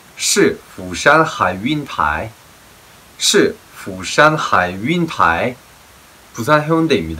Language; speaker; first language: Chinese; non-native, fluent; Korean